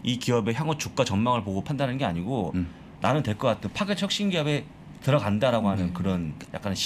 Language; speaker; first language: Korean; native; Korean